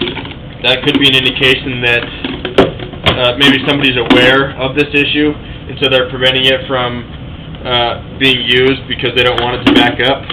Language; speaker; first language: English; native; English